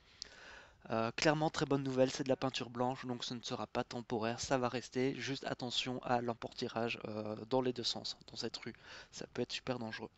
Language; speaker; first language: French; native; French